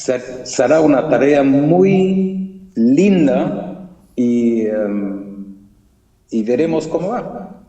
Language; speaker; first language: Spanish; early bilingual, heritage; German